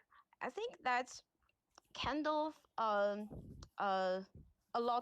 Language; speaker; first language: English; non-native, learner; Chinese